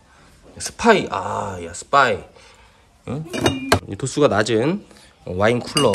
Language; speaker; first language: Korean; native; Korean